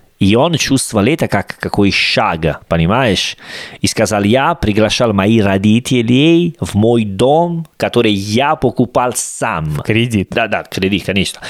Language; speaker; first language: Russian; non-native, learner; Italian